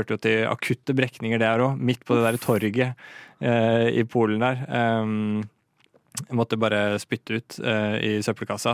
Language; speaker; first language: Norwegian; native; Norwegian